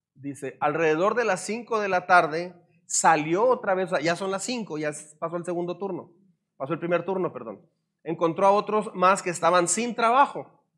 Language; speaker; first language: Spanish; native; Spanish